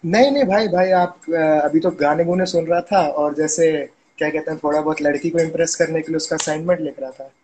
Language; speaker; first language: Hindi; native; Hindi